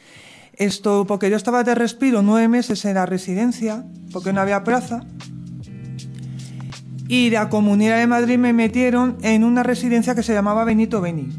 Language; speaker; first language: Spanish; native; Spanish